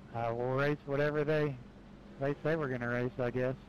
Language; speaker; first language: English; native; English